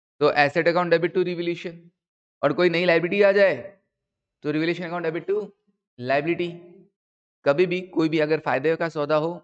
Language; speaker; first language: Hindi; native; Hindi